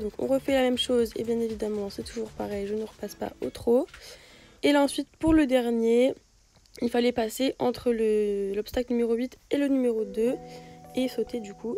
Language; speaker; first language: French; native; French